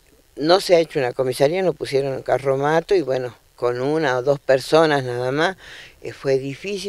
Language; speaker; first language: Spanish; native; Spanish